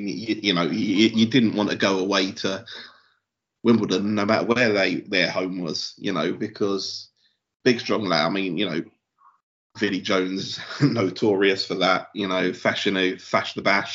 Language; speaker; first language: English; native; English